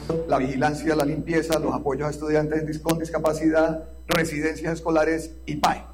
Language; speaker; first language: Spanish; native; Spanish